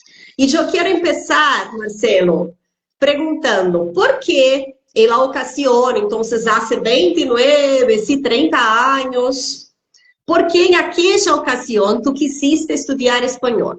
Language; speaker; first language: Spanish; non-native, fluent; Portuguese